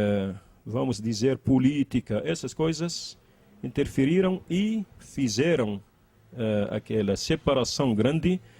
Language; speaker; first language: Portuguese; non-native, learner; Arabic